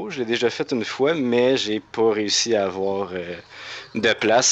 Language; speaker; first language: French; native; French